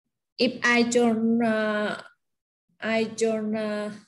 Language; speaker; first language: English; non-native, learner; Vietnamese